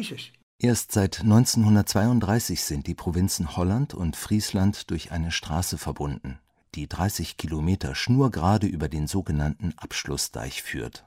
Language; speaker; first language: German; native; German